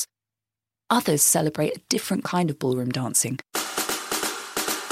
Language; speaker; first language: English; native; English